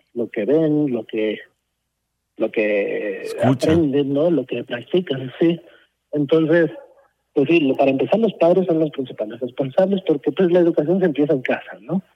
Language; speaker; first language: Spanish; early bilingual, heritage; Spanish